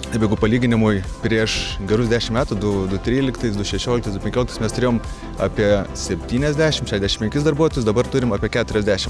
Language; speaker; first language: Lithuanian; native; Lithuanian